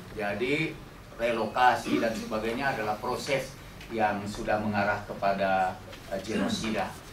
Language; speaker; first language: Indonesian; non-native, local second language; Sundanese